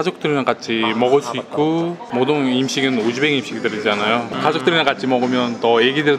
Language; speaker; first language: Korean; non-native, fluent; Uzbek